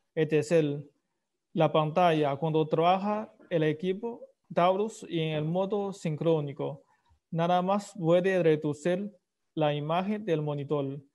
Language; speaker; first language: Spanish; non-native, fluent; Chinese